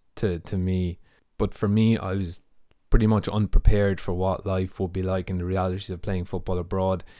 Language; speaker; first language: English; native; English